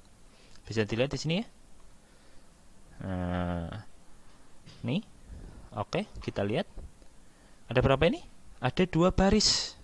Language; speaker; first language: Indonesian; native; Indonesian